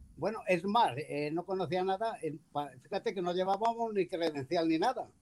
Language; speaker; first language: Spanish; native; Spanish